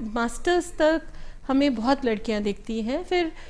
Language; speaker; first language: Hindi; native; Hindi